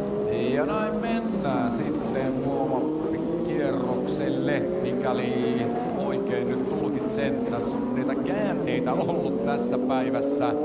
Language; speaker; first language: Finnish; native; Finnish